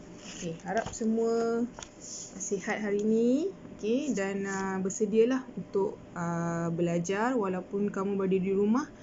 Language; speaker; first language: Malay; native; Malay